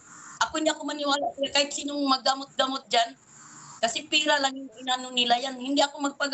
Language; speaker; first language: Filipino; non-native, local second language; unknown